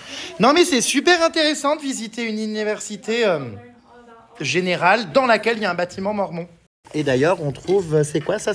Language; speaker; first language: French; native; French